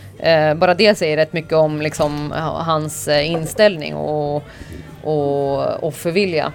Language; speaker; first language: Swedish; native; Swedish